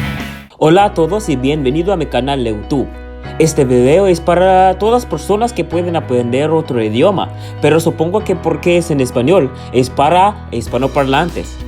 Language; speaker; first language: Spanish; non-native, learner; English